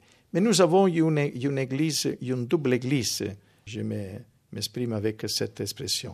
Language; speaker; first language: French; non-native, fluent; Italian